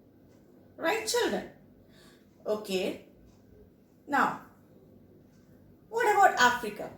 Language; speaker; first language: English; non-native, local second language; Telugu